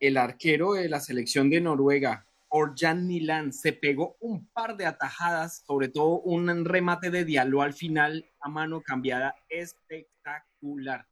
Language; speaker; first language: Spanish; native; Spanish